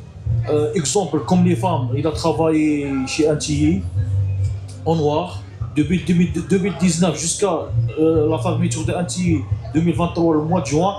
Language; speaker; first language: French; non-native, learner; Arabic